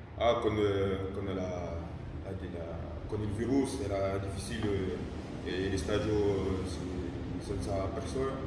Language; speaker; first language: Italian; non-native, learner; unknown